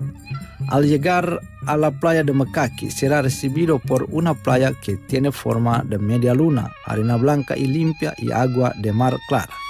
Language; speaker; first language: Spanish; non-native, fluent; Indonesian